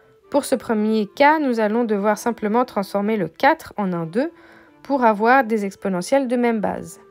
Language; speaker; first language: French; native; French